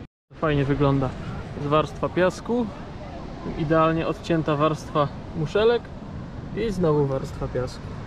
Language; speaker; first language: Polish; native; Polish